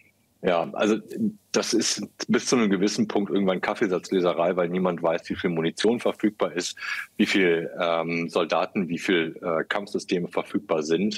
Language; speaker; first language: German; native; German